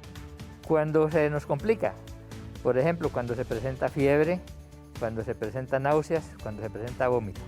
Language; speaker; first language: Spanish; native; Spanish